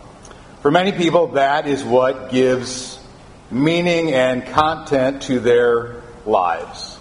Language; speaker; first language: English; native; English